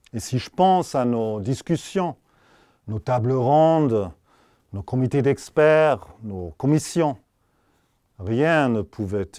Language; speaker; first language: French; non-native, fluent; German